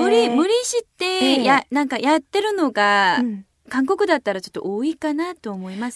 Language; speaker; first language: Japanese; non-native, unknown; Korean